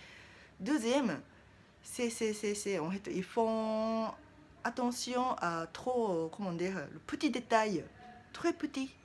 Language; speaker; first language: French; non-native, learner; Japanese